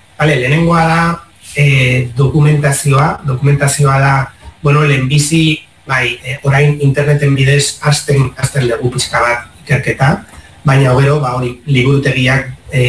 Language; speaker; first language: Basque; non-native, local second language; Spanish